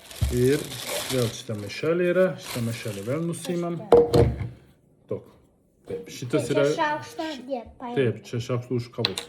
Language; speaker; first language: Lithuanian; non-native, learner; Turkish